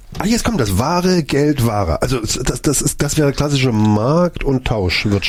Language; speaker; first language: German; native; German